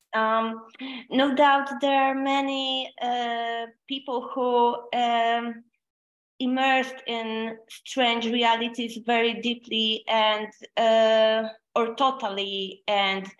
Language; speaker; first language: English; non-native, fluent; Polish